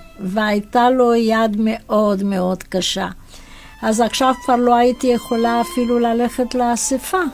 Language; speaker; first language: Hebrew; non-native, fluent; Romanian